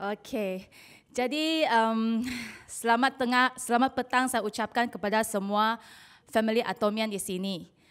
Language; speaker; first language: Malay; non-native, local second language; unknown